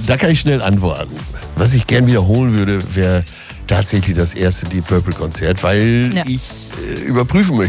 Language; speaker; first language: German; native; German